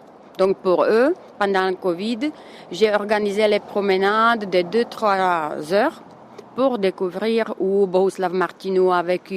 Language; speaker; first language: French; non-native, fluent; Czech